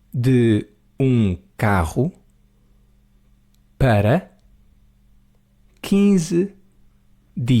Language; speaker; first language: Portuguese; non-native, learner; English